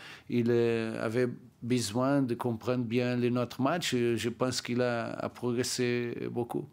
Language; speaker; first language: French; non-native, learner; Portuguese